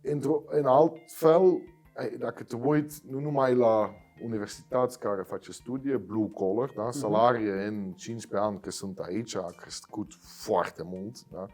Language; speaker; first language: Romanian; non-native, fluent; Dutch